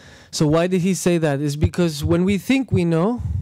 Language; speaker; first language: English; non-native, fluent; Spanish